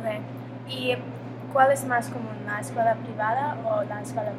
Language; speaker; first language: Spanish; non-native, learner; English